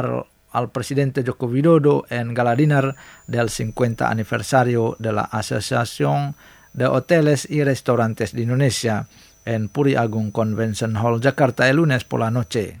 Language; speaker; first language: Spanish; non-native, fluent; Indonesian